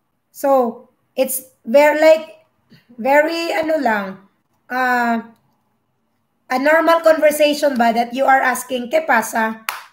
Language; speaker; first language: English; non-native, local second language; Filipino